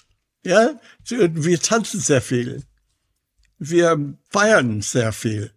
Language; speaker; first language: German; non-native, fluent; English